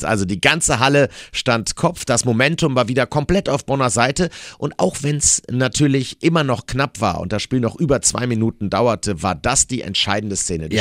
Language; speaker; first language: German; native; German